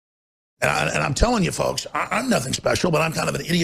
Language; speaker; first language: English; native; English